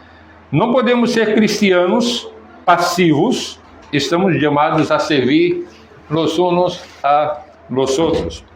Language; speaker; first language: Spanish; non-native, fluent; Portuguese